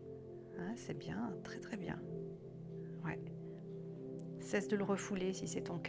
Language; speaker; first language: French; native; French